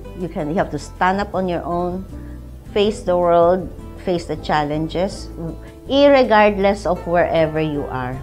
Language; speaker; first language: English; non-native, local second language; Filipino